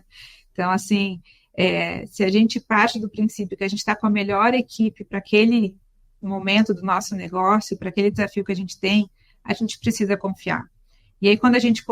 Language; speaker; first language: Portuguese; native; Portuguese